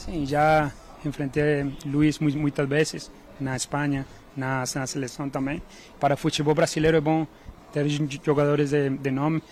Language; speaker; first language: Portuguese; non-native, learner; Spanish